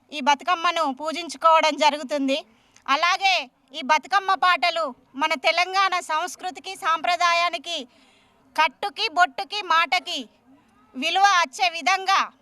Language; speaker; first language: Telugu; native; Telugu